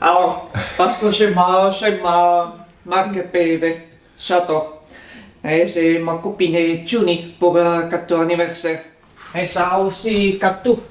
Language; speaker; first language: French; non-native, learner; Bulgarian